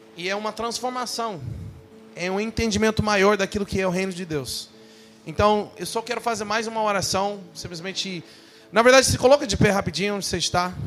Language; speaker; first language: Portuguese; non-native, fluent; English